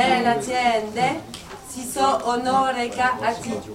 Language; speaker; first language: Italian; non-native, fluent; French